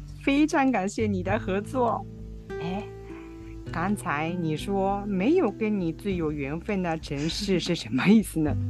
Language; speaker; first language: Chinese; non-native, fluent; Japanese